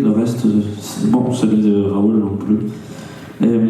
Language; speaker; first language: French; non-native, fluent; Spanish